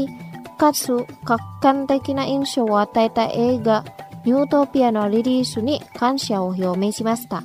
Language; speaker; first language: Japanese; non-native, fluent; Indonesian